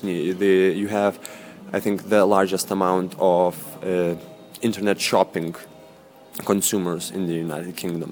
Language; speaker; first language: English; non-native, fluent; Lithuanian